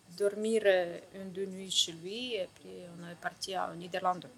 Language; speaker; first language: French; non-native, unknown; Ukrainian